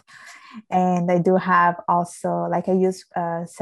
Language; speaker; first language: English; non-native, fluent; Italian